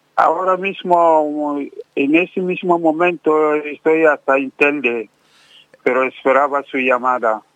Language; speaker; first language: Spanish; non-native, fluent; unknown